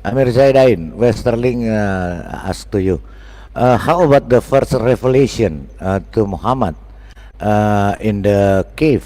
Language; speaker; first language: English; non-native, learner; Indonesian